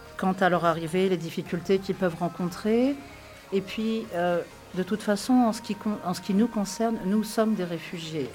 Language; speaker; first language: French; native; French